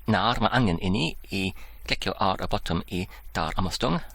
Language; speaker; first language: Welsh; non-native, learner; Polish